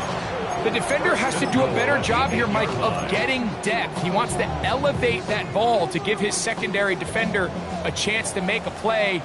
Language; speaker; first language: English; native; English